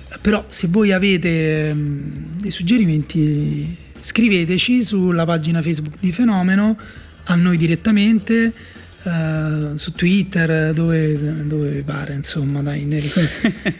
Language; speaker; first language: Italian; native; Italian